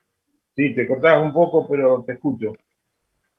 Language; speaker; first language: Spanish; native; Spanish